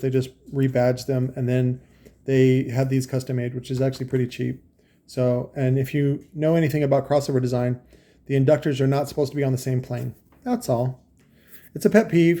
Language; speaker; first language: English; native; English